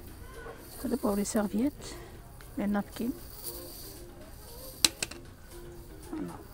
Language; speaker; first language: French; non-native, local second language; Arabic